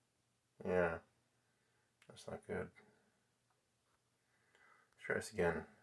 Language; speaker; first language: English; native; English